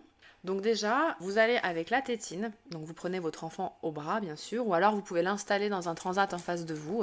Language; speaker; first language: French; native; French